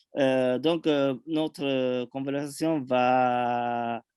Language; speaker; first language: French; non-native, fluent; Japanese